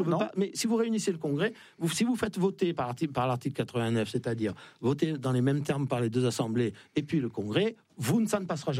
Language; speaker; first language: French; native; French